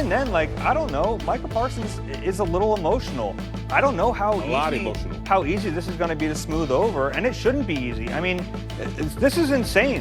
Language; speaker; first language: English; native; English